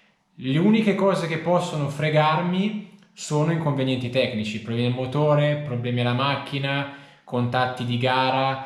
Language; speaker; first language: Italian; native; Italian